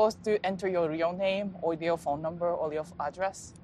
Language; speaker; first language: English; non-native, fluent; Japanese